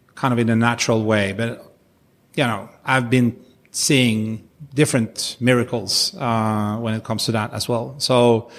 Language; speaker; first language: English; non-native, fluent; Norwegian